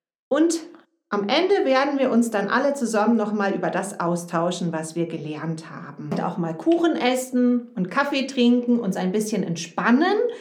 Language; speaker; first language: German; native; German